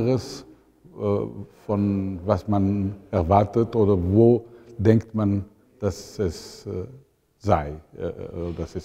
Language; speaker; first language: German; non-native, fluent; Italian